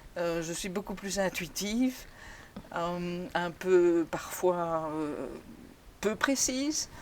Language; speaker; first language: French; native; French